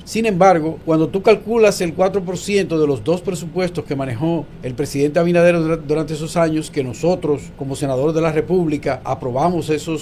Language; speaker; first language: Spanish; native; Spanish